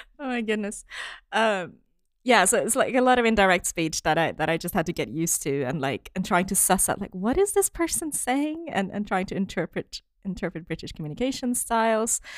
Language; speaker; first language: English; non-native, fluent; French